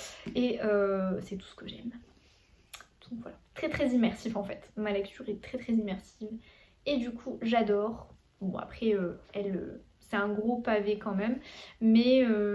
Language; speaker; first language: French; native; French